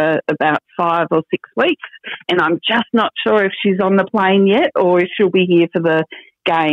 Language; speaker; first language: English; native; English